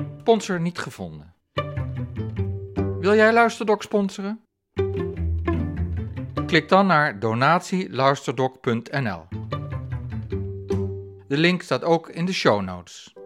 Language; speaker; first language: Dutch; native; Dutch